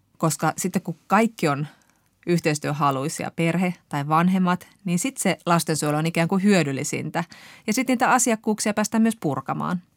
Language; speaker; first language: Finnish; native; Finnish